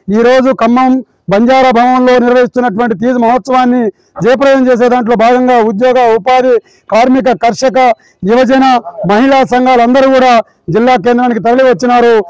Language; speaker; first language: Telugu; non-native, local second language; Lambadi